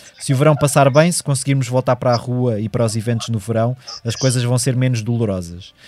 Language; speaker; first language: Portuguese; native; Portuguese